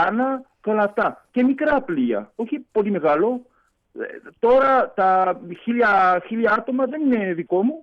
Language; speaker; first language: Greek; early bilingual, heritage; French